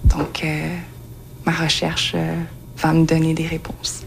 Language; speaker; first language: French; native; French